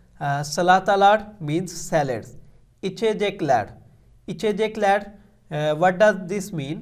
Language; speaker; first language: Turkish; non-native, learner; Urdu